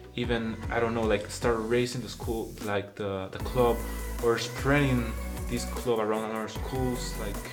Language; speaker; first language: English; non-native, fluent; Spanish